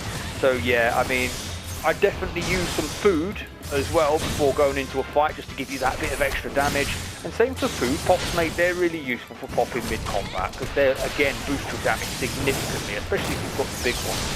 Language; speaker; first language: English; native; English